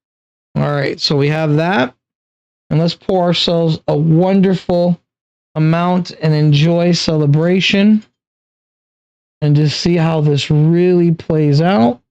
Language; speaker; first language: English; native; English